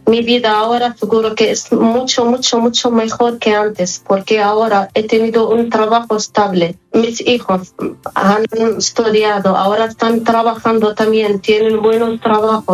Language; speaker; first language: Spanish; non-native, fluent; Arabic